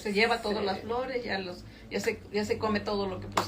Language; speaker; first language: Spanish; native; Spanish